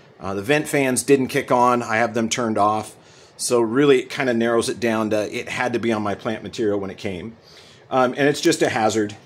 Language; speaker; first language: English; native; English